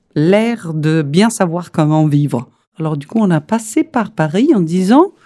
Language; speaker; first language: French; non-native, fluent; Danish